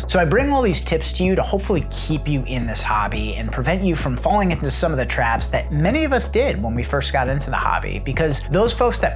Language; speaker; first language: English; native; English